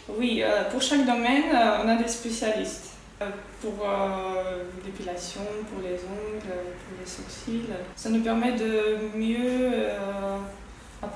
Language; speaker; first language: French; non-native, fluent; Russian